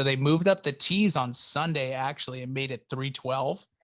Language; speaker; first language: English; native; English